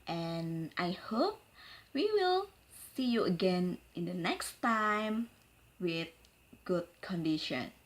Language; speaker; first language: English; non-native, learner; Indonesian